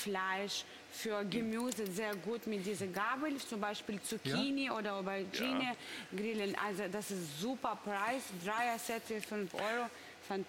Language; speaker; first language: German; non-native, learner; Russian